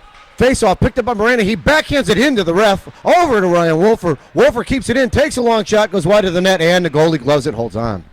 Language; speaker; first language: English; native; English